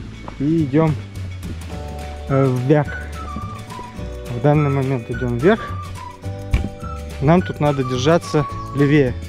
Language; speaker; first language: Russian; native; Russian